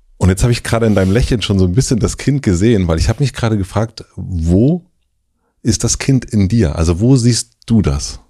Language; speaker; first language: German; native; German